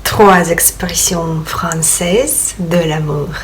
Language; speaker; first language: French; non-native, fluent; Russian